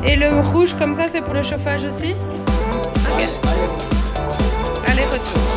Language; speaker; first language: French; native; French